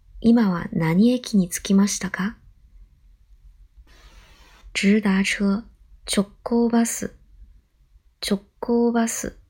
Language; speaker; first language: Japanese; non-native, fluent; Chinese